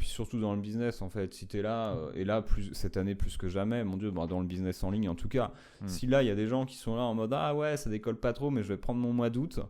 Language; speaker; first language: French; native; French